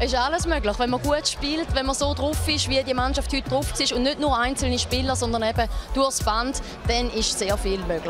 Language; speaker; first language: German; native; German